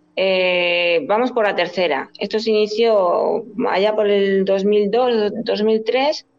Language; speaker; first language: Spanish; native; Spanish